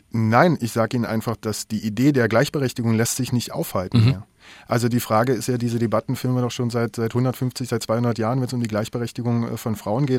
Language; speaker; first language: German; native; German